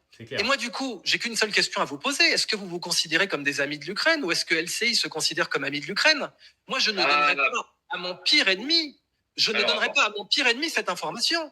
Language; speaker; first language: French; native; French